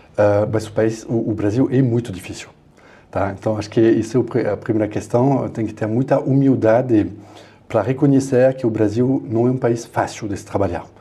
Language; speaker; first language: Portuguese; non-native, fluent; French